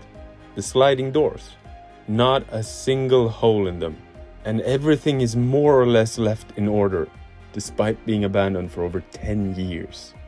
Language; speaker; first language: English; non-native, fluent; Swedish